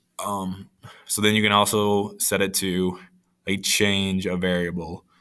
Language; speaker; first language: English; native; English